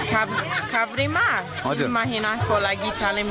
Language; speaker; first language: Nepali; non-native, learner; English